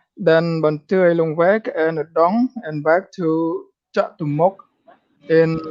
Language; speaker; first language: English; non-native, learner; Khmer